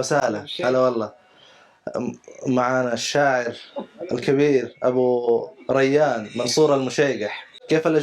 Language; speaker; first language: Arabic; non-native, learner; Urdu